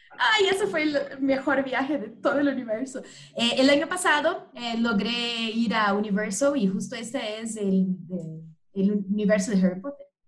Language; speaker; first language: Spanish; non-native, fluent; Portuguese